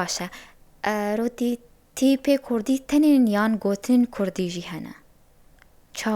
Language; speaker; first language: Kurdish; native; Kurdish